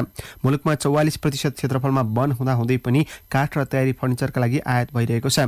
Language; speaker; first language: Nepali; native; Nepali